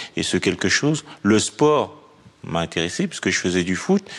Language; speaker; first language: French; native; French